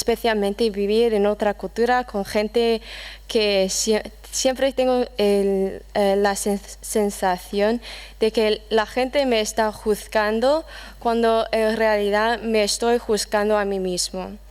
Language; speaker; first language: Spanish; non-native, fluent; English